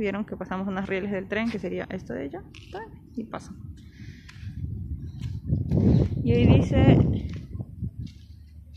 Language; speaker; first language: Spanish; native; Spanish